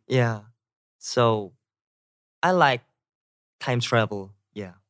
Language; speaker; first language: English; non-native, learner; Korean